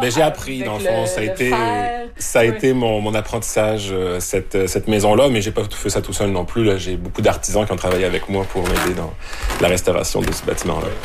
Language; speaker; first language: French; native; French